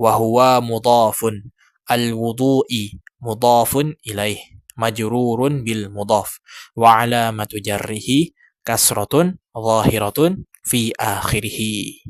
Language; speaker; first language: Arabic; non-native, fluent; Indonesian